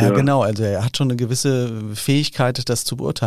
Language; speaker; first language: German; native; German